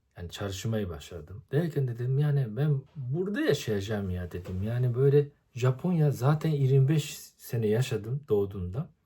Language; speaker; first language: Turkish; non-native, fluent; Japanese